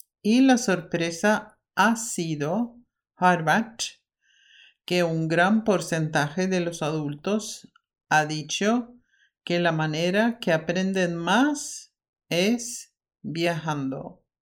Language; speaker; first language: Spanish; non-native, fluent; Norwegian